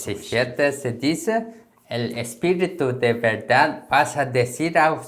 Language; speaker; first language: Spanish; non-native, learner; Korean